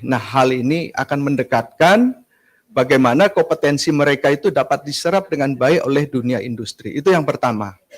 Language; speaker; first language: Indonesian; native; Indonesian